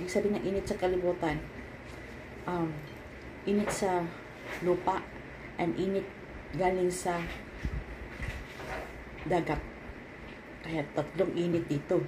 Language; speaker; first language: Filipino; non-native, local second language; Cebuano